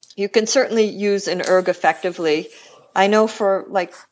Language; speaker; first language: English; native; English